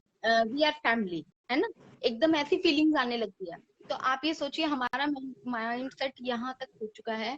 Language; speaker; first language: Hindi; native; Hindi